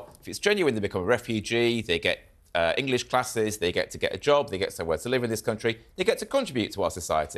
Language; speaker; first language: English; native; English